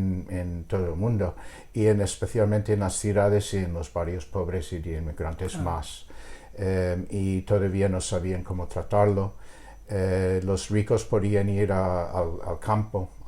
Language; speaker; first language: Spanish; non-native, fluent; English